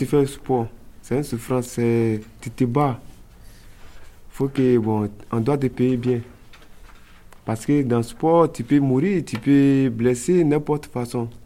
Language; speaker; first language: French; non-native, learner; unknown